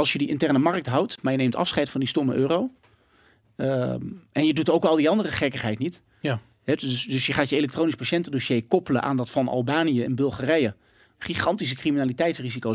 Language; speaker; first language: Dutch; native; Dutch